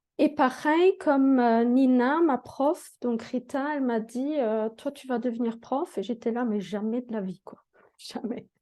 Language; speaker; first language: French; native; French